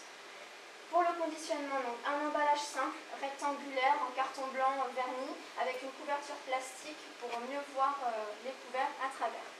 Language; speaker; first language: French; native; French